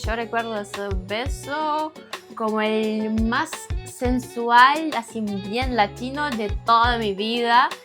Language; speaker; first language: Spanish; non-native, fluent; Ukrainian